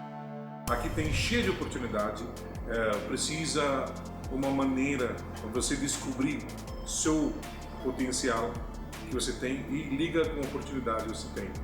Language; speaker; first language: Portuguese; non-native, fluent; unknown